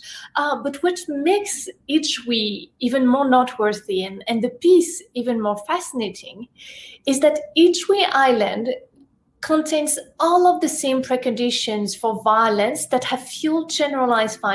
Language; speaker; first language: English; non-native, fluent; French